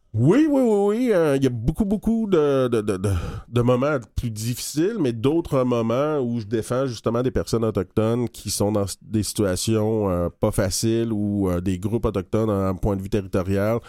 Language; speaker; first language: French; native; French